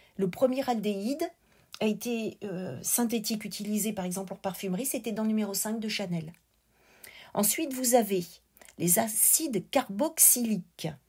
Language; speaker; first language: French; native; French